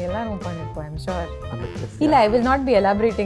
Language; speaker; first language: Tamil; non-native, local second language; Kannada